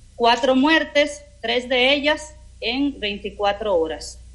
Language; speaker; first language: Spanish; native; Spanish